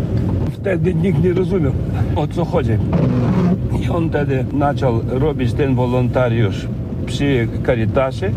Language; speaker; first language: Polish; non-native, learner; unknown